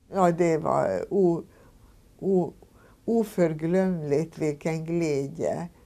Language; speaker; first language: Swedish; non-native, fluent; Hungarian